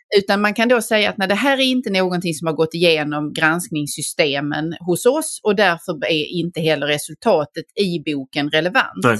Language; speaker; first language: Swedish; native; Swedish